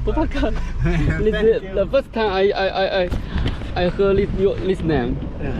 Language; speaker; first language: English; non-native, fluent; Chinese